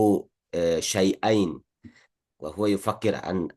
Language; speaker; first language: Arabic; non-native, learner; Indonesian